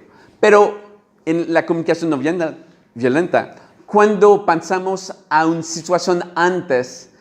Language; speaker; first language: Spanish; non-native, learner; French